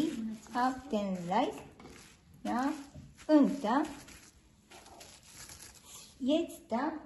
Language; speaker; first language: German; non-native, learner; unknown